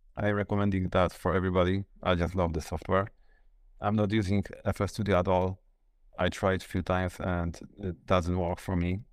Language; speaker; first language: English; non-native, fluent; Polish